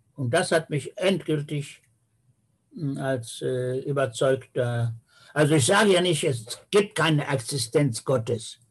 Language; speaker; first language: German; native; German